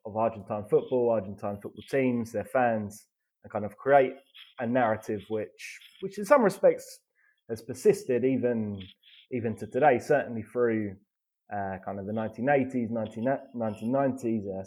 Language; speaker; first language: English; native; English